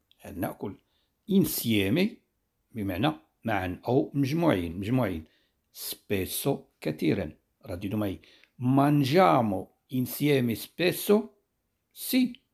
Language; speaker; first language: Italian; non-native, fluent; Arabic